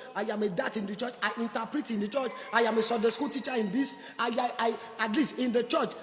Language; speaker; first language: English; non-native, local second language; Yoruba